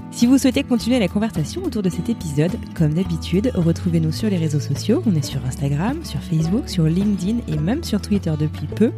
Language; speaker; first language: French; native; French